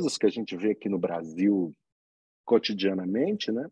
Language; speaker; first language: Portuguese; native; Portuguese